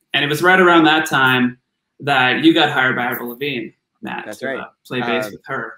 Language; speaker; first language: English; native; English